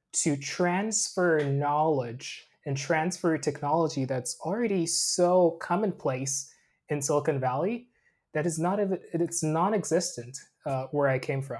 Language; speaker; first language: English; non-native, local second language; Krio